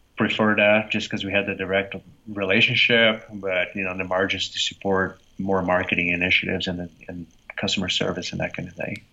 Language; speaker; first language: English; non-native, fluent; Portuguese